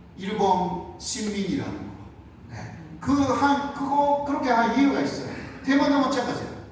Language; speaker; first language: Korean; non-native, fluent; Japanese